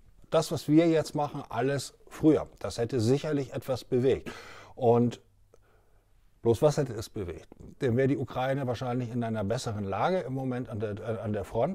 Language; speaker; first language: German; native; German